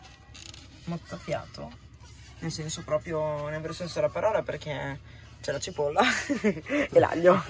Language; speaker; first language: Italian; native; Italian